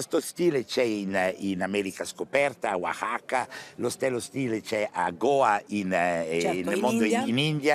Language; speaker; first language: Italian; native; Italian